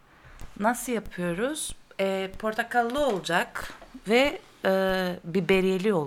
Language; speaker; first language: Turkish; non-native, learner; Greek